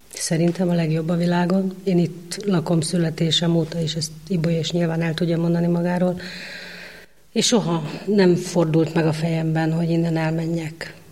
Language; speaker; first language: Hungarian; native; Hungarian